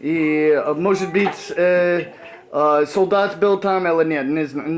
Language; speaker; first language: Russian; non-native, learner; English